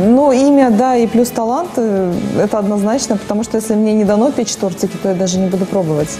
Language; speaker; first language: Russian; native; Russian